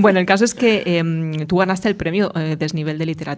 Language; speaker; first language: Spanish; native; Spanish